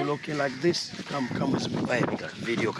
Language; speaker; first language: English; non-native, learner; Swahili